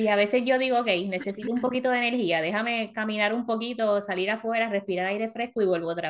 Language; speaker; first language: Spanish; early bilingual, heritage; Spanish